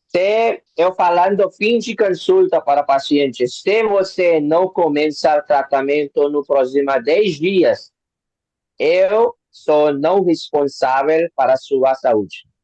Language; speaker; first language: Portuguese; non-native, learner; Hindi